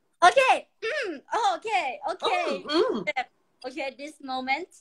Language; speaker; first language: Korean; non-native, learner; Thai